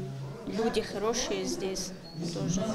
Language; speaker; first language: Russian; non-native, learner; Adyghe